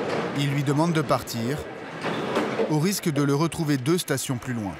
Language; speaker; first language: French; native; French